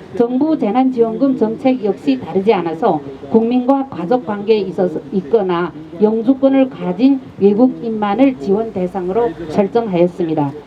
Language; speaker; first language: Korean; native; Korean